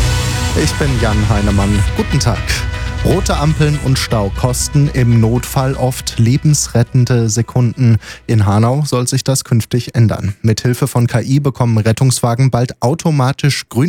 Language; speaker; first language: German; native; German